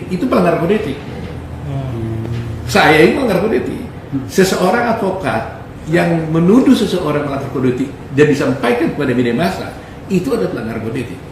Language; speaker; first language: Indonesian; native; Indonesian